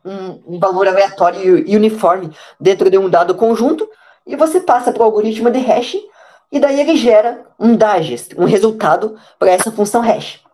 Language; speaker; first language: Portuguese; native; Portuguese